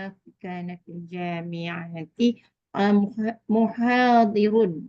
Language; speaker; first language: Arabic; non-native, learner; Malay